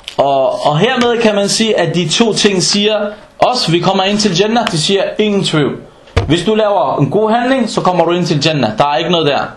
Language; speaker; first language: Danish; non-native, fluent; Arabic